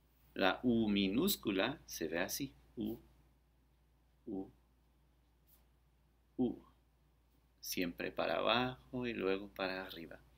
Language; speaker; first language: Spanish; non-native, fluent; English